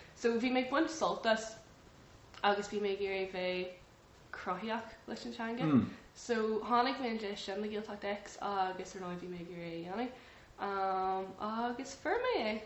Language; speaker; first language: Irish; non-native, local second language; English